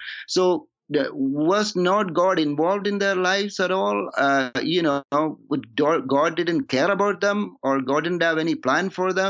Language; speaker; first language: English; non-native, local second language; Malayalam